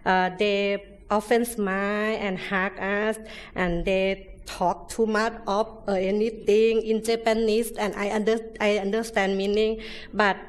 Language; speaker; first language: English; non-native, learner; Thai